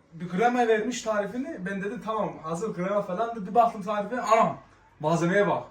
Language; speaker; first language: Turkish; early bilingual, heritage; Turkish